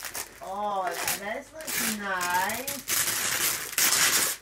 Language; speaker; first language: English; native; English